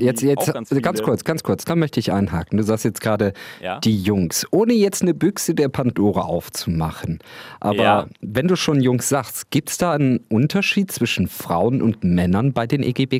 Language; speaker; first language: German; native; German